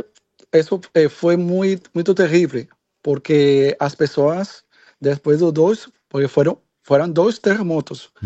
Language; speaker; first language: Portuguese; non-native, learner; Spanish